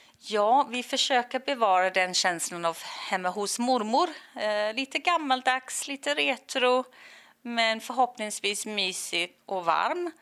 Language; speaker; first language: Swedish; non-native, fluent; English